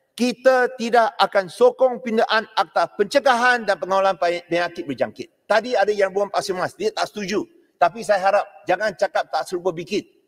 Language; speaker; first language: Malay; non-native, local second language; Chinese